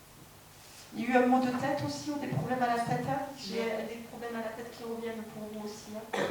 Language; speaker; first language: French; native; French